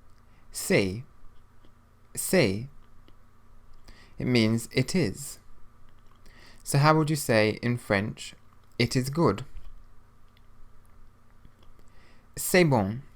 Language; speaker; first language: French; non-native, fluent; English